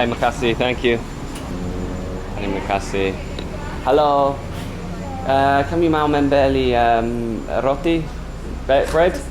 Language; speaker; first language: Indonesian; non-native, learner; English